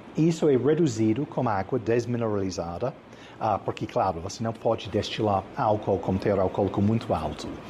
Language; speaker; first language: Portuguese; non-native, fluent; English